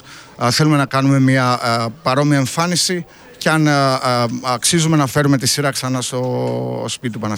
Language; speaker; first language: Greek; native; Greek